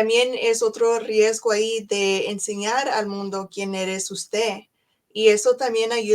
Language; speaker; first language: Spanish; non-native, learner; English